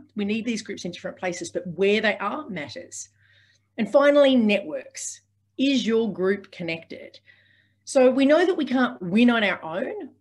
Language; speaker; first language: English; native; English